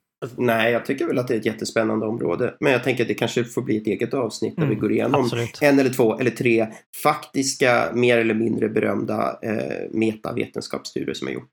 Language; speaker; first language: Swedish; native; Swedish